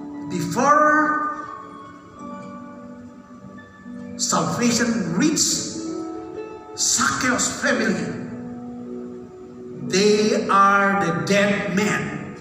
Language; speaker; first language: English; non-native, learner; Indonesian